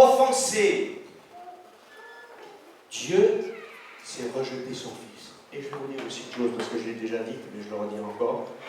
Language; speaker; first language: French; native; French